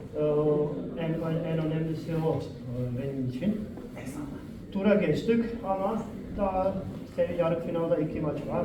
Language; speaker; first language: Turkish; non-native, fluent; Bosnian